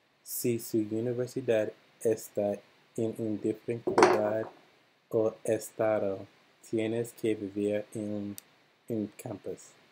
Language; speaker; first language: Spanish; non-native, learner; English